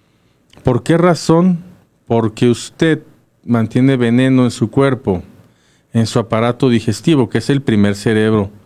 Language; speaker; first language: Spanish; native; Spanish